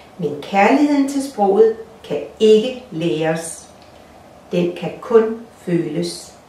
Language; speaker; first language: Danish; non-native, fluent; Russian